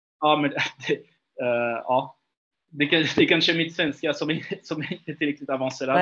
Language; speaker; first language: Swedish; non-native, fluent; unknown